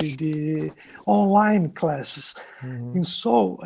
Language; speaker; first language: English; non-native, learner; Portuguese